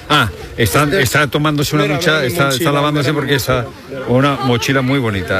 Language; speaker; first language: Spanish; native; Spanish